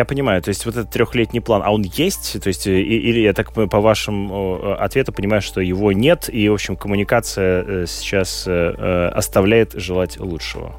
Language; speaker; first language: Russian; native; Russian